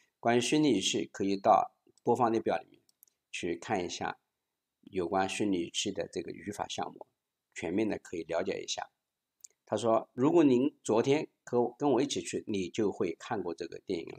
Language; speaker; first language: Chinese; native; Chinese